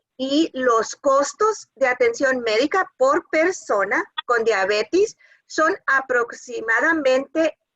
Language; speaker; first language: Spanish; early bilingual, other home language; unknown